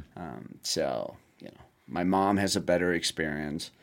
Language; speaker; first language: English; non-native, fluent; German